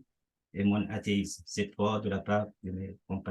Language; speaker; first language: French; non-native, fluent; Persian